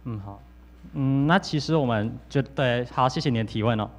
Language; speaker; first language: Chinese; native; Chinese